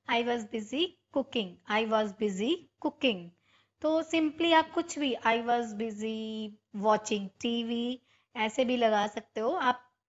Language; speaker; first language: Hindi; non-native, local second language; Punjabi